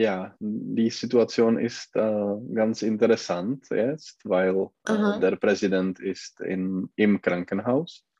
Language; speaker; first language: German; non-native, learner; Czech